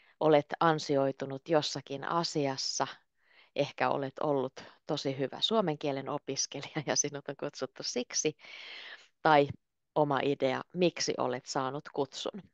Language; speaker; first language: Finnish; native; Finnish